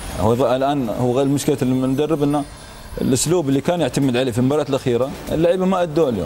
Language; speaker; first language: Arabic; native; Arabic